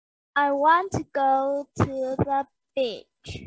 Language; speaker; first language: English; non-native, learner; Vietnamese